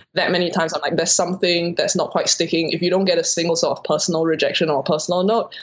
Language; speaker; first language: English; native; English